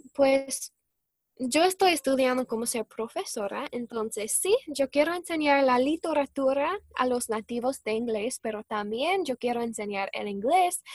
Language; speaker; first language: Spanish; non-native, fluent; English